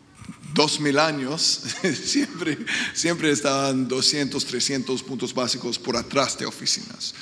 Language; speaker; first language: Spanish; non-native, fluent; English